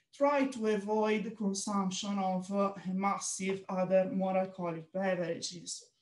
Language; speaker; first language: English; non-native, fluent; Italian